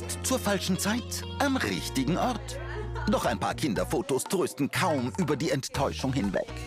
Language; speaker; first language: German; native; German